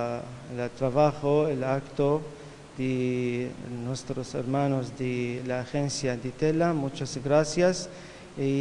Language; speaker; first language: Spanish; non-native, fluent; Arabic